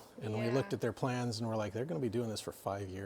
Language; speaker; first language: English; native; English